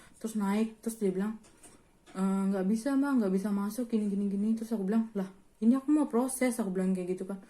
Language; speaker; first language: Indonesian; native; Indonesian